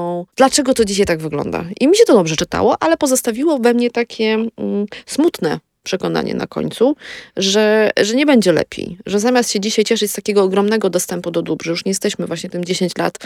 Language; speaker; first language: Polish; native; Polish